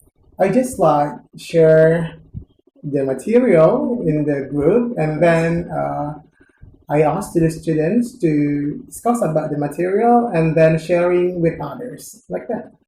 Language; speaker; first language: English; non-native, learner; Indonesian